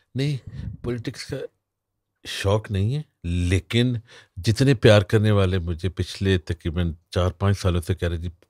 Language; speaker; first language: Urdu; non-native, local second language; Punjabi